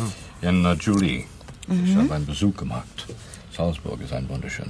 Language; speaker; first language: German; non-native, learner; English